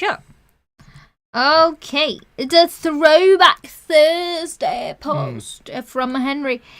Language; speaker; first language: English; native; English